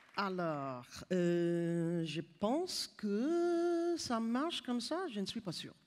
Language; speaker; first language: French; non-native, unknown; English